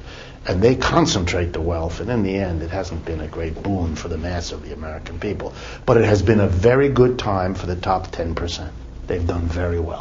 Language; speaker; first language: English; native; English